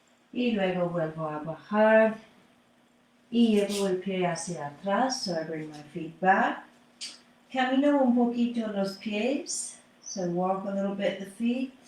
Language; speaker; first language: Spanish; non-native, fluent; English